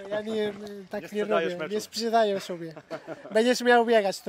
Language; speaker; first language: Polish; non-native, learner; Spanish